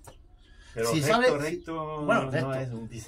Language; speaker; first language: Spanish; non-native, learner; French